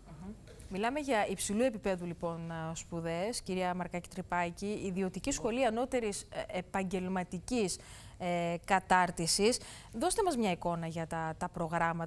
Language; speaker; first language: Greek; native; Greek